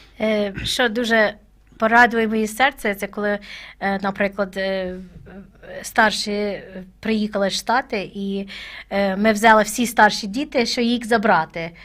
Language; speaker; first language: Ukrainian; non-native, learner; English